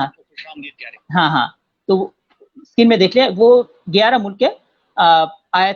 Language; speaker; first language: Hindi; non-native, fluent; Bangla